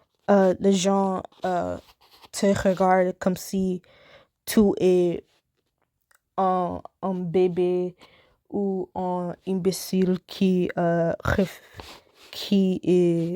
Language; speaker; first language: French; non-native, learner; English